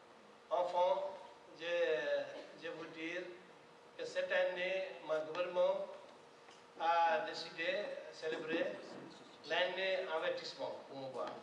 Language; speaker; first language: French; non-native, learner; Nepali